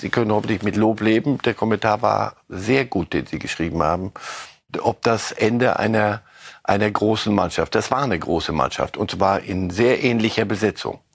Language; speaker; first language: German; native; German